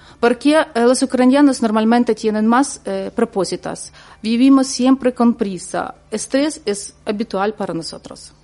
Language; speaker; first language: Spanish; non-native, learner; Ukrainian